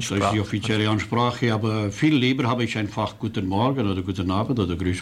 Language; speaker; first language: German; non-native, local second language; French